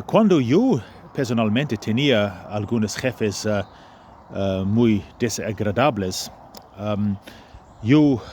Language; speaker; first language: Spanish; non-native, fluent; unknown